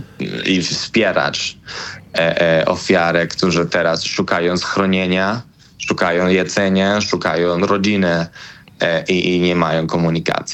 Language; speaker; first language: Polish; non-native, learner; Spanish